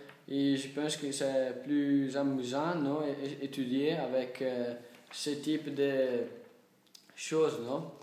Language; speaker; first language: French; non-native, learner; Italian